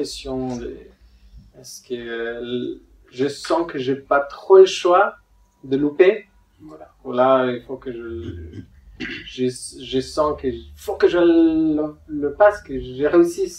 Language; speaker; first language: French; non-native, fluent; Spanish